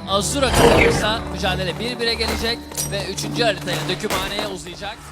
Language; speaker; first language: Turkish; native; Turkish